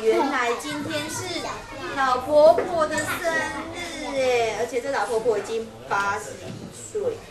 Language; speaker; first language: Chinese; native; Chinese